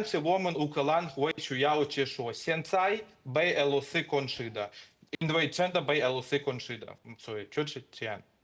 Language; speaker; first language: Chinese; non-native, fluent; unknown